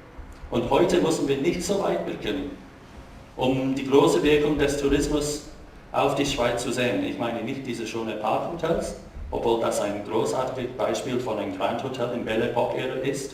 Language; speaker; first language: German; non-native, fluent; English